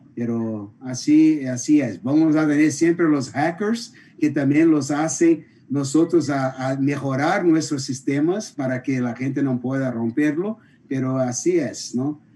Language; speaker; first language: Spanish; non-native, fluent; Portuguese